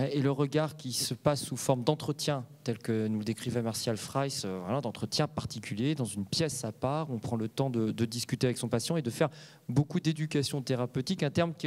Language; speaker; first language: French; native; French